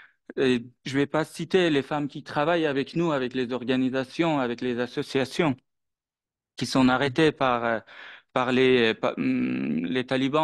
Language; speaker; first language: French; non-native, fluent; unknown